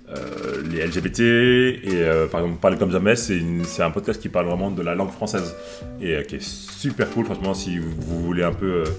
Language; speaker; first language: French; native; French